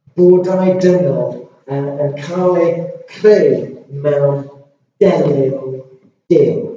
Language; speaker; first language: Welsh; non-native, local second language; English